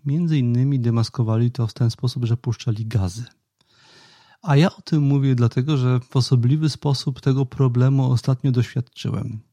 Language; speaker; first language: Polish; native; Polish